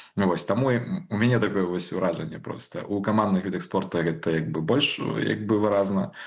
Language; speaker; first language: Belarusian; native; Belarusian